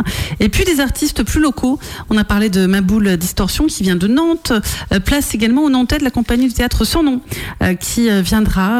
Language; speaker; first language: French; native; French